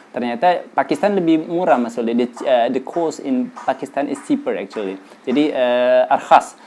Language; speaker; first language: Indonesian; native; Indonesian